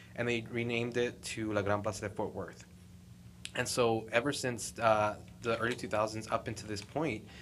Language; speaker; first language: English; native; English